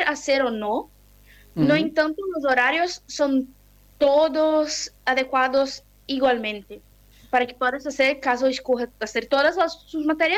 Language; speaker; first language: Spanish; non-native, learner; Portuguese